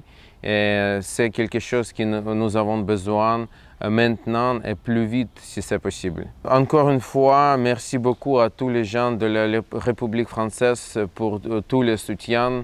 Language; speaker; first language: French; non-native, fluent; Russian